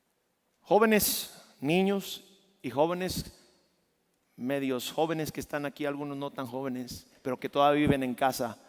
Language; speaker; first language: Spanish; native; Spanish